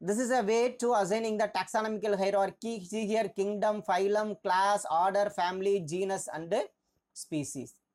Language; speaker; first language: English; non-native, local second language; Tamil